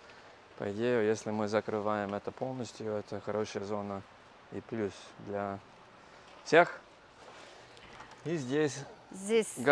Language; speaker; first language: Russian; non-native, learner; English